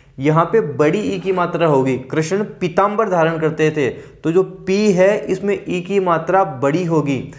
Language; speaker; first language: Hindi; native; Hindi